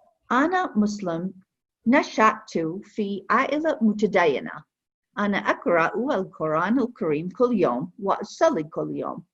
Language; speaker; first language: Arabic; non-native, fluent; English